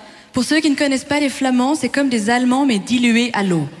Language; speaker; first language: French; early bilingual, other home language; Persian